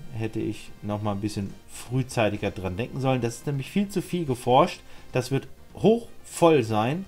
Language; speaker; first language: German; native; German